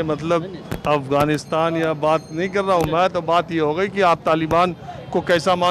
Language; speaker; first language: Hindi; native; Hindi